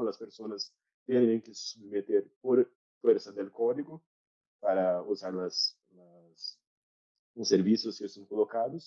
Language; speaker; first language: Spanish; non-native, learner; Portuguese